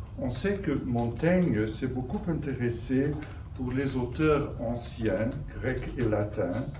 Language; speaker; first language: French; non-native, fluent; Portuguese